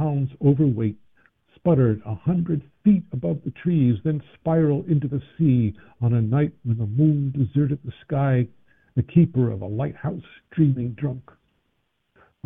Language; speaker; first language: English; native; English